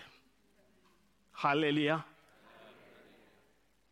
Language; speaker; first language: English; non-native, local second language; Malayalam